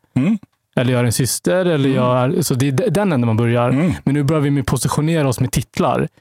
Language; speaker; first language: Swedish; native; Swedish